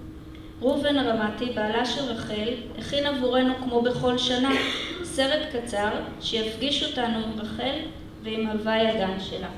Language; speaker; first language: Hebrew; native; Hebrew